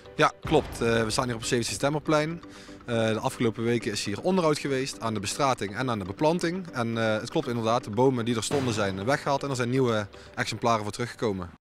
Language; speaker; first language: Dutch; native; Dutch